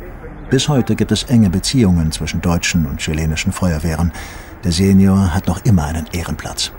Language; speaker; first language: German; native; German